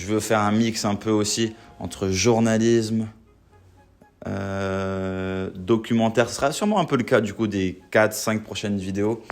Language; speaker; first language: French; native; French